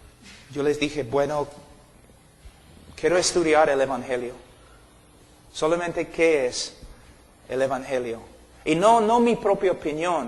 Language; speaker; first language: Spanish; non-native, fluent; English